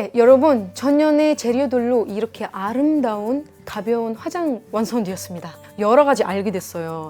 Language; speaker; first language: Korean; non-native, fluent; Arabic